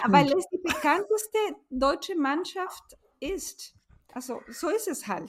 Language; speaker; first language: German; non-native, fluent; Spanish